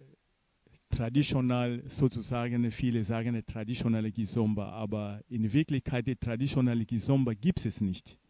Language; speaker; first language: German; non-native, fluent; Portuguese